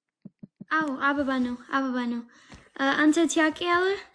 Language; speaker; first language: Amharic; non-native, learner; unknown